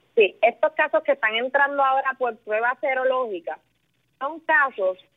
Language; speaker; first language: Spanish; native; Spanish